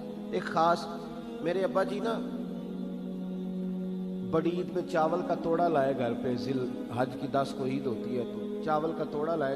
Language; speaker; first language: Urdu; native; Urdu